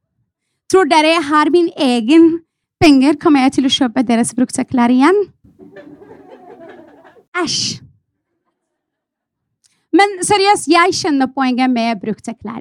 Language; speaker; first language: Norwegian; non-native, fluent; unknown